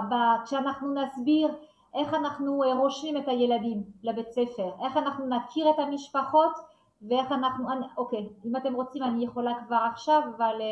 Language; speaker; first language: Hebrew; non-native, fluent; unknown